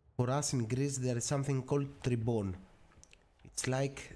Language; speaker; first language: English; non-native, learner; Greek